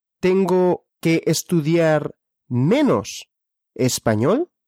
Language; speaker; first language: Spanish; non-native, fluent; Russian